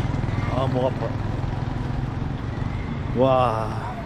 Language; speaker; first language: Korean; native; Korean